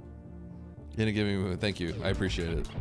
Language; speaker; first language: English; native; English